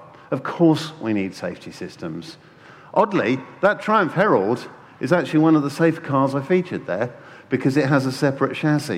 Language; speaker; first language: English; native; English